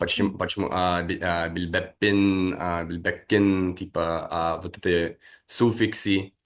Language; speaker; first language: Russian; non-native, fluent; English